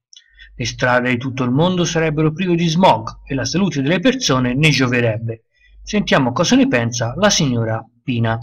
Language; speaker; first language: Italian; native; Italian